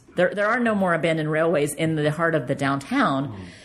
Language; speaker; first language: English; native; English